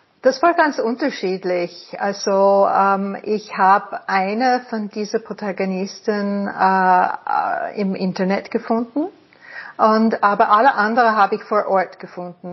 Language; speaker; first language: German; non-native, fluent; English